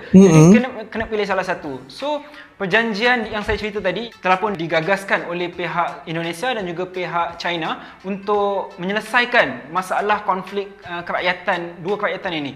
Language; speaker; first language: Malay; native; Malay